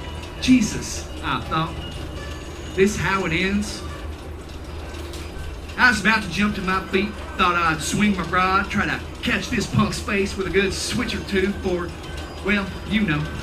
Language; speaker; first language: English; native; English